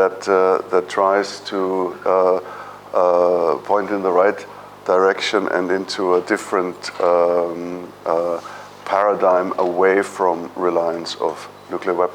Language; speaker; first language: English; non-native, fluent; German